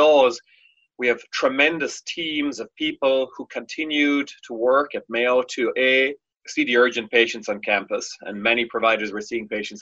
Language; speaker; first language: English; native; English